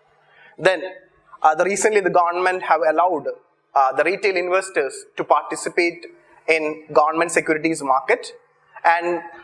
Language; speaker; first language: English; non-native, local second language; Malayalam